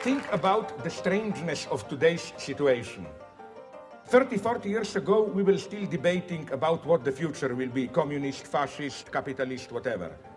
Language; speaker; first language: English; non-native, fluent; Slovenian